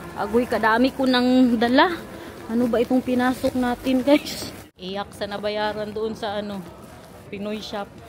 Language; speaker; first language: Filipino; non-native, local second language; Cebuano